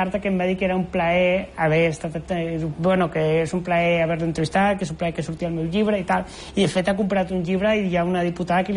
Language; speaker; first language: Catalan; native; Catalan